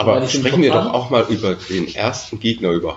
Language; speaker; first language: German; native; German